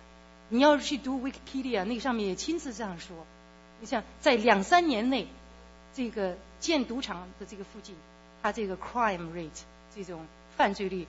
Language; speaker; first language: Chinese; native; Chinese